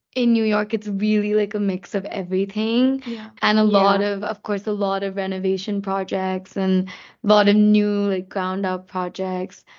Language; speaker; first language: English; non-native, local second language; Hindi